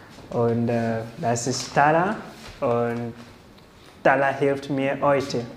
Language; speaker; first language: German; non-native, learner; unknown